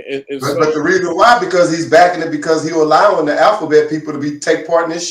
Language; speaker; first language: English; native; English